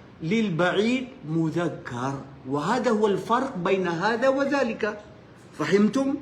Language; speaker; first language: Arabic; non-native, fluent; Filipino